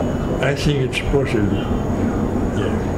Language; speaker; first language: English; non-native, fluent; Haitian Creole